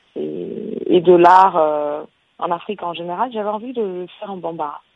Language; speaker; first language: French; non-native, local second language; Bambara